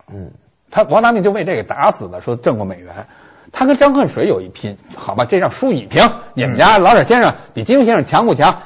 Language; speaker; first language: Chinese; native; Chinese